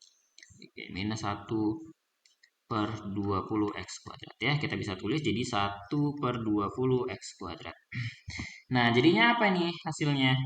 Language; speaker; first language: Indonesian; native; Indonesian